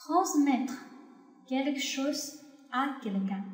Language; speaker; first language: French; non-native, fluent; Chinese